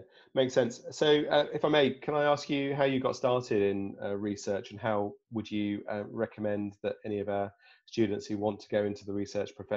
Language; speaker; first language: English; native; English